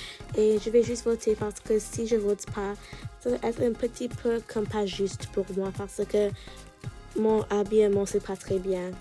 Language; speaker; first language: French; non-native, learner; English